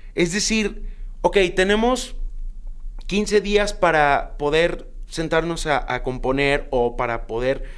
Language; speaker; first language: Spanish; native; Spanish